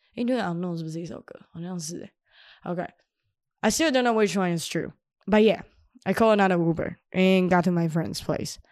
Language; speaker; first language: English; non-native, fluent; Chinese